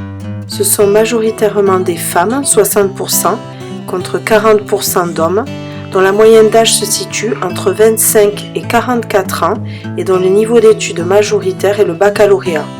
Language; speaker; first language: French; native; French